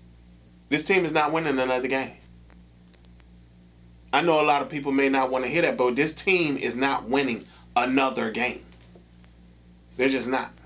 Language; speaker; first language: English; native; English